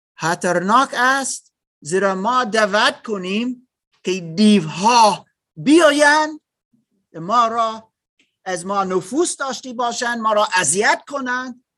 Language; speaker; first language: Persian; non-native, learner; German